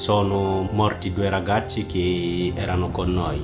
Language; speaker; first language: Italian; non-native, fluent; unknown